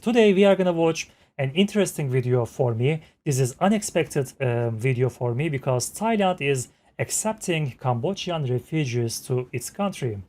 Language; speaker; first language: English; non-native, fluent; Turkish